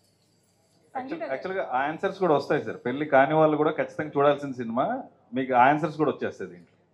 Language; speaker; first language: Telugu; native; Telugu